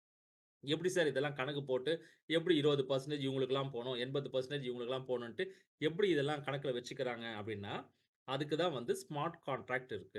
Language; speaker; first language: Tamil; native; Tamil